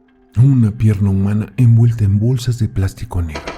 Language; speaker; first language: Spanish; native; Spanish